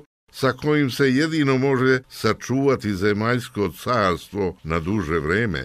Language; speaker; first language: Serbian; native; Serbian